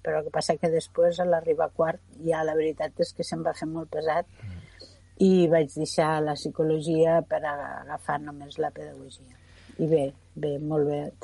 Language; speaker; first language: Catalan; native; Catalan